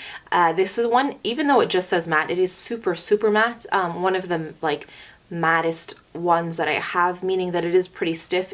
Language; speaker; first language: English; native; English